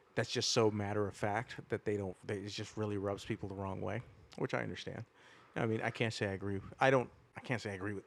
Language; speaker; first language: English; native; English